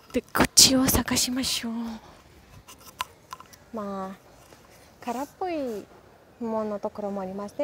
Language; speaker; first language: Japanese; non-native, fluent; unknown